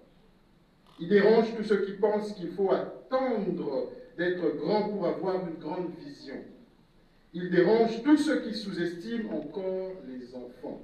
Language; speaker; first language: French; non-native, local second language; Lingala